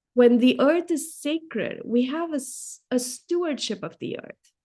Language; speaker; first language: English; non-native, local second language; Hindi